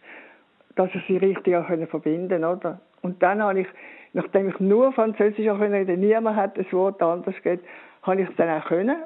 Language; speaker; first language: German; native; German